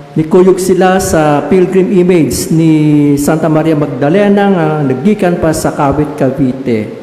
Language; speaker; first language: Cebuano; native; Cebuano